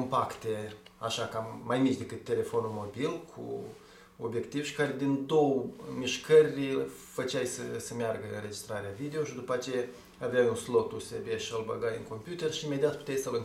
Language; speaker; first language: Romanian; native; Romanian